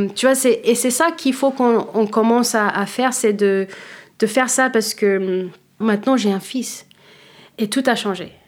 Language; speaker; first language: French; non-native, fluent; English